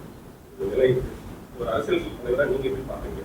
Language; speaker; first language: Tamil; native; Tamil